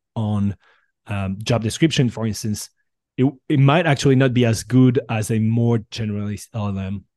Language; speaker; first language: English; non-native, fluent; French